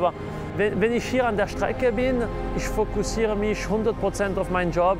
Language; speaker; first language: German; non-native, local second language; French